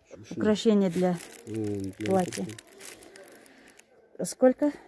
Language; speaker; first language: Russian; non-native, local second language; Uzbek